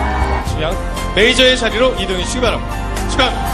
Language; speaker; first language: Korean; native; Korean